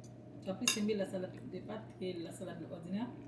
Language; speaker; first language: French; non-native, local second language; Haitian Creole